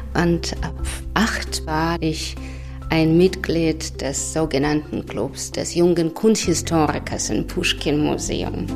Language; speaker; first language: German; non-native, fluent; Russian